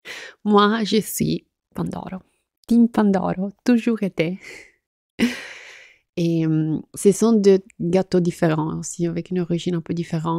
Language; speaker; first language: French; non-native, fluent; Italian